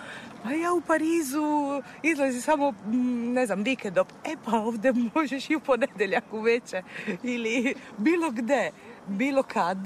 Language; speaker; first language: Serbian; non-native, fluent; Italian